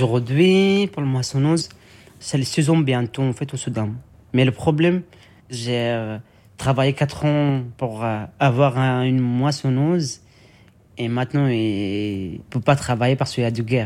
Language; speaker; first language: French; non-native, learner; Arabic